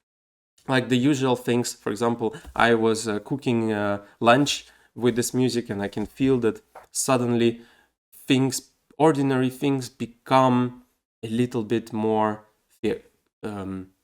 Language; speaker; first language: English; non-native, fluent; Russian